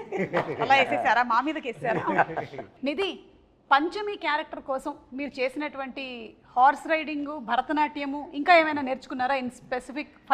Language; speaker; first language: Telugu; native; Telugu